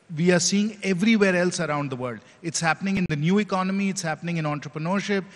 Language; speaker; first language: English; non-native, local second language; Hindi